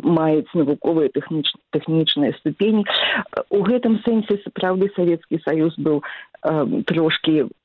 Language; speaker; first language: Belarusian; native; Belarusian